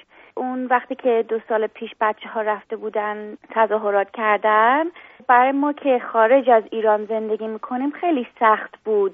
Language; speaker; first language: Persian; early bilingual, heritage; Persian